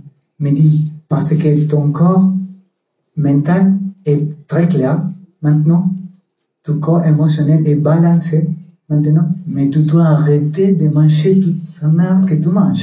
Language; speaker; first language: French; non-native, learner; Spanish